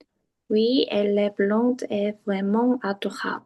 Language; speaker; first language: French; non-native, learner; Korean